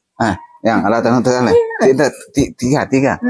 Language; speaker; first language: Indonesian; native; Indonesian